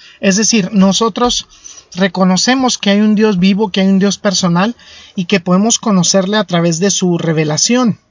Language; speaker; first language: Spanish; native; Spanish